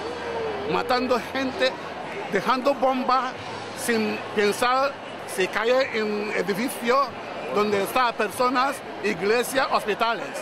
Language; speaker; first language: Spanish; non-native, learner; Igbo